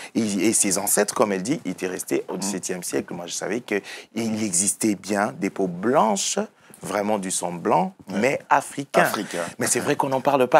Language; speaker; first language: French; native; French